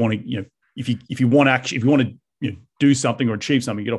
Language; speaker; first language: English; native; English